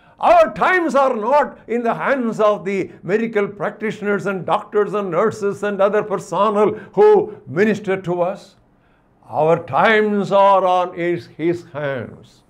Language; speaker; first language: English; non-native, local second language; Tamil